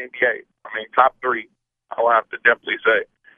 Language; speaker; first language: English; native; English